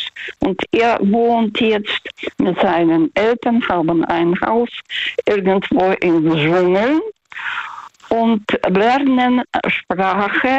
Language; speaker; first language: German; non-native, fluent; Russian